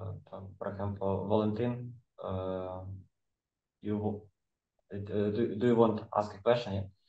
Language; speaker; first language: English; non-native, fluent; Ukrainian